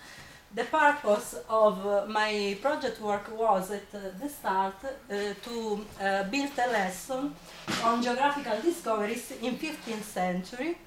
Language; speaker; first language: English; non-native, fluent; Italian